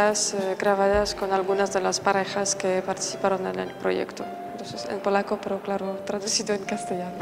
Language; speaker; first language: Spanish; non-native, fluent; Polish